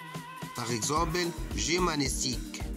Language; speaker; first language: French; non-native, fluent; Arabic